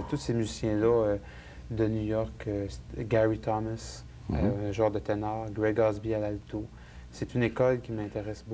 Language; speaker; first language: French; native; French